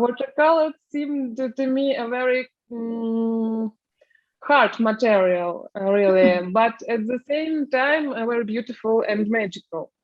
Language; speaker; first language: English; non-native, learner; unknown